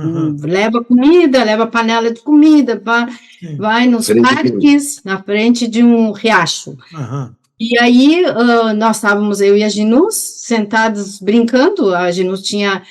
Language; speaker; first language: Portuguese; early bilingual, other home language; Persian